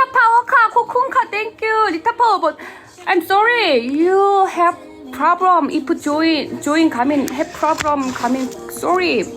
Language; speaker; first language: English; non-native, learner; Korean